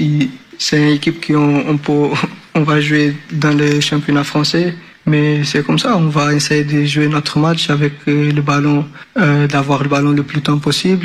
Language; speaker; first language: French; non-native, learner; Portuguese